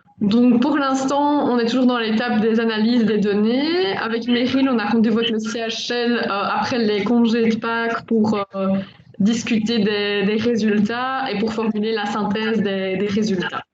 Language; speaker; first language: French; native; French